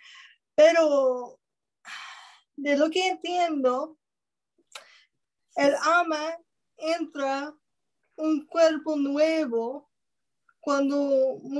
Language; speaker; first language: Spanish; non-native, learner; English